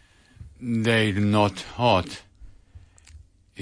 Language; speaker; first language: English; non-native, learner; Spanish